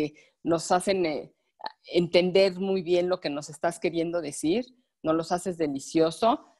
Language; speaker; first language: Spanish; native; Spanish